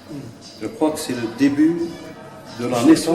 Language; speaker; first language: French; non-native, local second language; Arabic